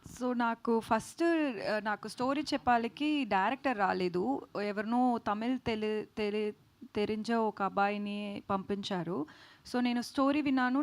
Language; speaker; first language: Telugu; non-native, learner; Tamil